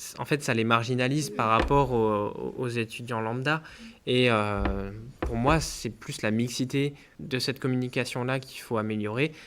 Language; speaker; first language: French; native; French